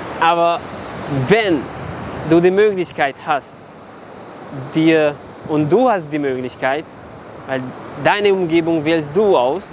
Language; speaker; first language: German; non-native, fluent; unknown